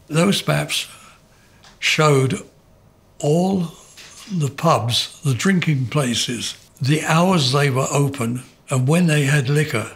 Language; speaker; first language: English; native; English